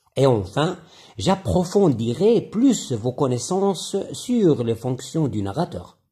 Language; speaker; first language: French; non-native, local second language; Arabic